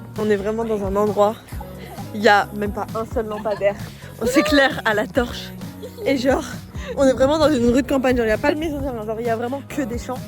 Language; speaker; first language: French; native; French